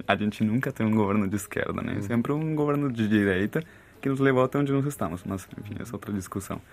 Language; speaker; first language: Portuguese; non-native, fluent; Spanish